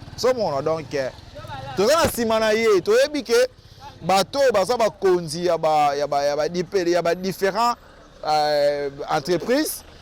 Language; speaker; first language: Lingala; non-native, local second language; Kongo